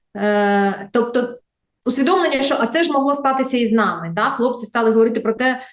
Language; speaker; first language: Ukrainian; native; Ukrainian